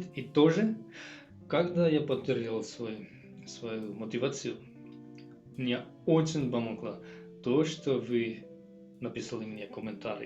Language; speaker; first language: Russian; non-native, learner; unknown